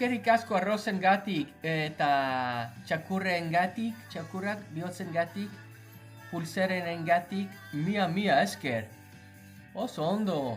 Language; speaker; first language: Basque; non-native, learner; English